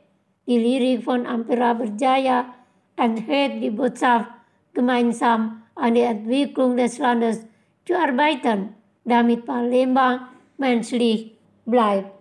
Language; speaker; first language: German; non-native, fluent; Indonesian